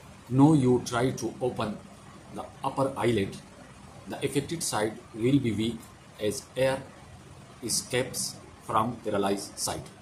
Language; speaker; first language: English; non-native, local second language; Urdu